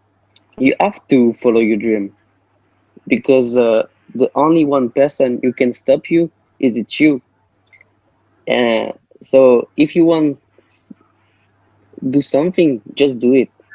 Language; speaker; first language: English; non-native, learner; French